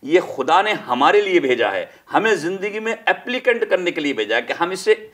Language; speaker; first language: Urdu; native; Urdu